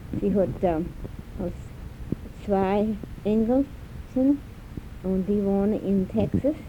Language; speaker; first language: German; early bilingual, heritage; German